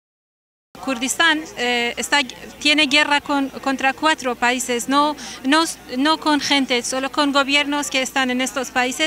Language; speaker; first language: Spanish; non-native, learner; Kurdish